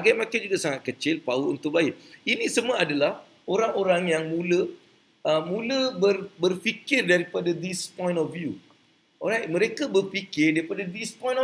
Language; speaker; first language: Malay; native; Malay